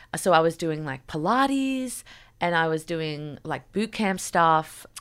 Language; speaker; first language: English; native; English